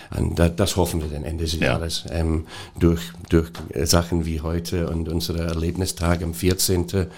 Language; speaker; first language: German; non-native, fluent; English